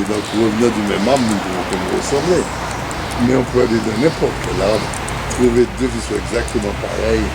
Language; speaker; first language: French; non-native, local second language; Haitian Creole